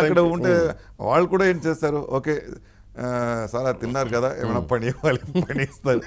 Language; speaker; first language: Telugu; non-native, local second language; Tamil